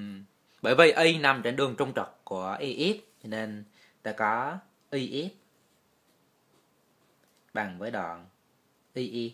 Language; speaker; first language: Vietnamese; native; Vietnamese